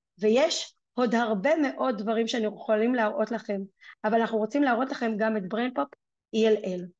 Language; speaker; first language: Hebrew; native; Hebrew